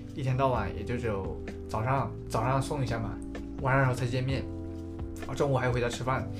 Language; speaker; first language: Chinese; non-native, local second language; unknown